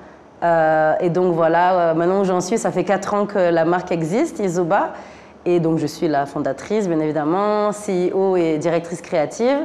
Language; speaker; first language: French; native; French